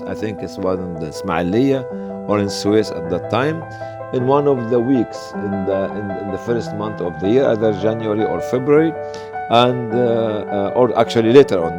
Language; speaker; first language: English; non-native, fluent; Arabic